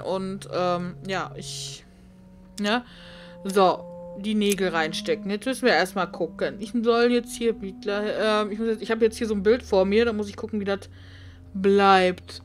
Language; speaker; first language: German; native; German